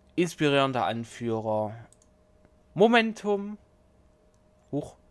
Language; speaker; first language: German; native; German